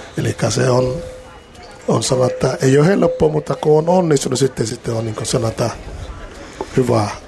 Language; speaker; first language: Finnish; non-native, fluent; Akan